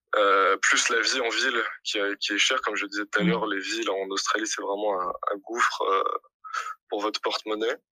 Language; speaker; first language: French; native; French